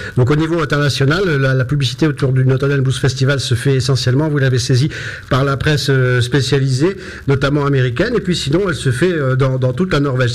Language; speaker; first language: French; native; French